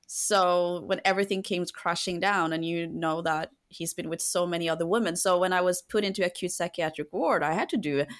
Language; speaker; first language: English; non-native, fluent; Norwegian